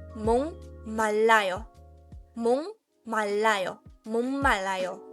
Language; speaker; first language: Korean; non-native, fluent; Burmese